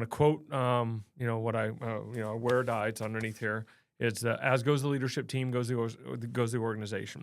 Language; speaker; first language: English; native; English